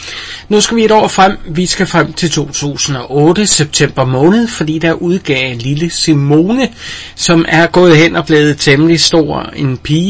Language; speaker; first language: Danish; native; Danish